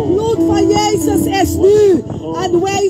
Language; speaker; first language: Dutch; non-native, local second language; Papiamento